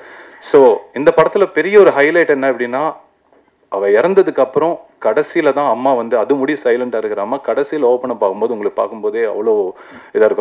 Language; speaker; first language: Tamil; native; Tamil